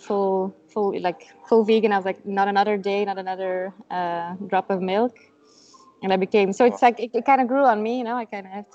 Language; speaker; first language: English; non-native, fluent; Dutch